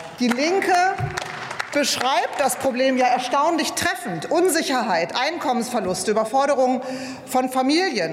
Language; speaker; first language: German; native; German